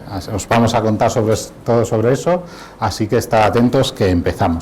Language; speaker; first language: Spanish; native; Spanish